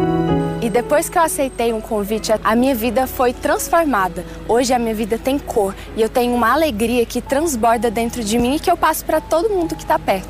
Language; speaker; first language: Portuguese; early bilingual, other home language; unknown